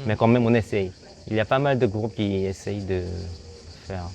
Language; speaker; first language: French; non-native, fluent; Korean